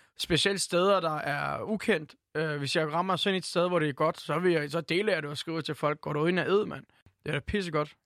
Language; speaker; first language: Danish; early bilingual, other home language; Turkish